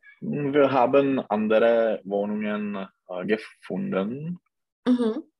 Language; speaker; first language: German; non-native, learner; Czech